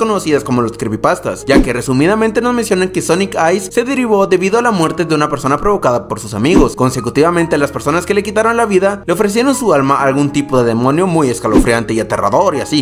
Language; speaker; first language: Spanish; native; Spanish